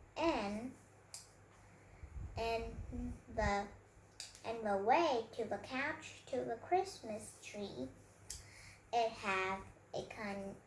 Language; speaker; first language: English; non-native, learner; Vietnamese